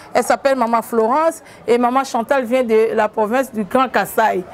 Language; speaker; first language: French; non-native, local second language; Lingala